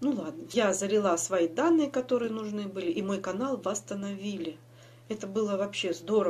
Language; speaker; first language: Russian; native; Russian